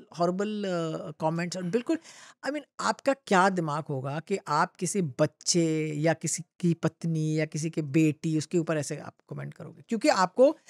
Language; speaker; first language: Hindi; non-native, local second language; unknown